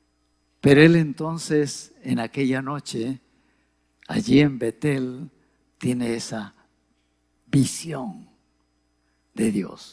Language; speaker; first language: Spanish; native; Spanish